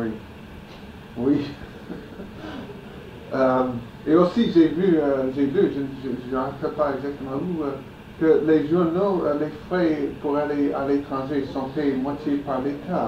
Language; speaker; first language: French; non-native, fluent; English